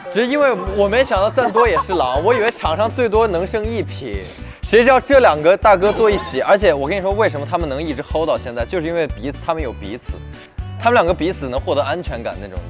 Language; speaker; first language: Chinese; native; Chinese